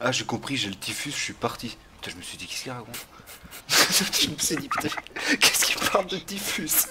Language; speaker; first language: French; native; French